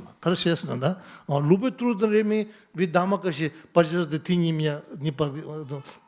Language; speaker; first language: Russian; non-native, learner; Tibetan